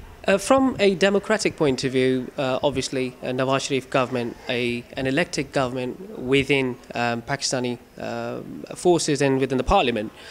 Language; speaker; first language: English; non-native, local second language; Urdu